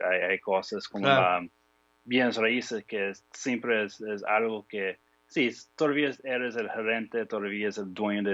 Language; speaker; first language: Spanish; non-native, fluent; English